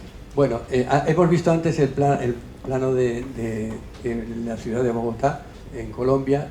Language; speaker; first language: Spanish; native; Spanish